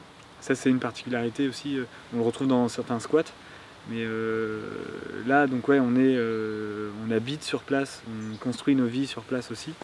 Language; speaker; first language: French; native; French